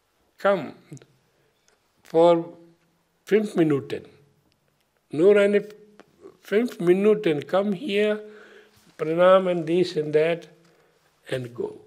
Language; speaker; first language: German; non-native, learner; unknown